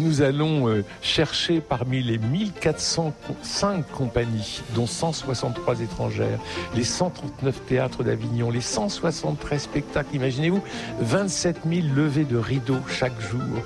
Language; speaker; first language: French; native; French